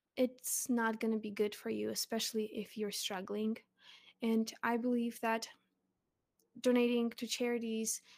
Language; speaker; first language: English; early bilingual, other home language; Russian